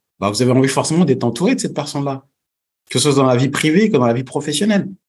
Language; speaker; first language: French; early bilingual, other home language; Fula